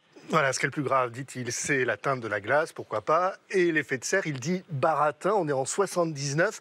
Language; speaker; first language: French; native; French